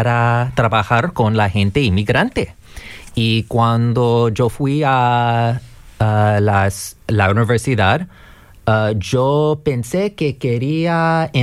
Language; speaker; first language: Spanish; non-native, fluent; English